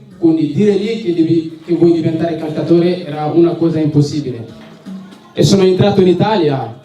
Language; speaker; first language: Italian; non-native, fluent; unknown